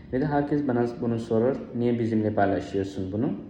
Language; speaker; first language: Turkish; non-native, fluent; Urdu